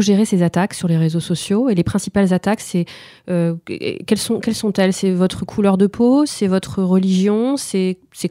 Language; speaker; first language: French; native; French